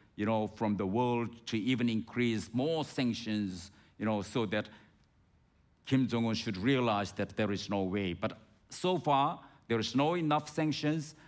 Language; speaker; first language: English; non-native, fluent; Korean